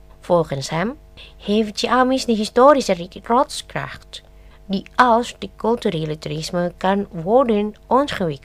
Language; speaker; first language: Dutch; non-native, fluent; Indonesian